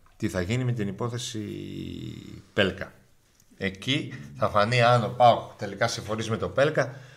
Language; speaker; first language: Greek; native; Greek